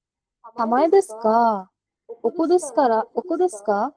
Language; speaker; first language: Japanese; non-native, learner; Bangla